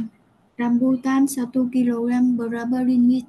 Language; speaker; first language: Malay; non-native, learner; Vietnamese